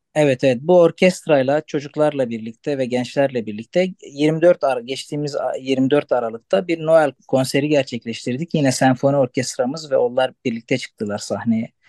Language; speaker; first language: Turkish; non-native, local second language; Arabic